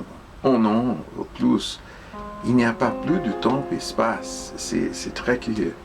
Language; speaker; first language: French; non-native, fluent; Portuguese